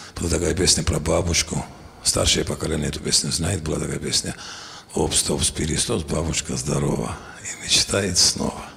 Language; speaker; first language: Russian; non-native, local second language; Georgian